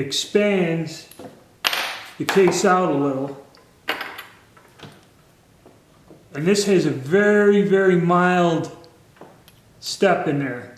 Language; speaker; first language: English; native; English